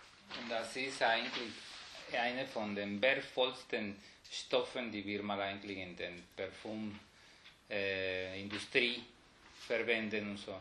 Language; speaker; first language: German; non-native, fluent; Spanish